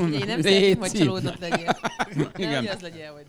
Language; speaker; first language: Hungarian; native; Hungarian